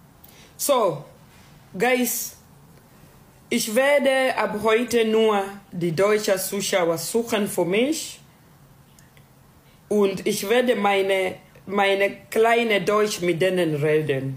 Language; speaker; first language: German; non-native, learner; Swahili